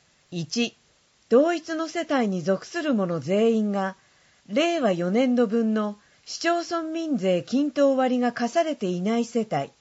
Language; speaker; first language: Japanese; native; Japanese